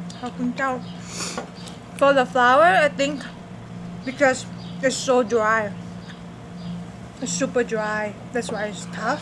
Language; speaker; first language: English; non-native, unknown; Thai